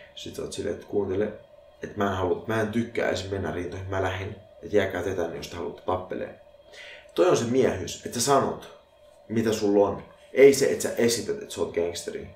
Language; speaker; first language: Finnish; early bilingual, other home language; Arabic